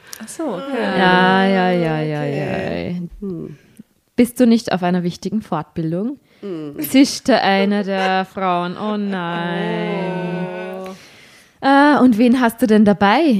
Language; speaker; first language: German; native; German